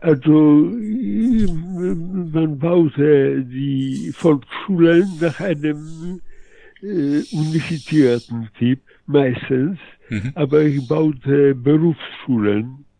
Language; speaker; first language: German; early bilingual, heritage; Polish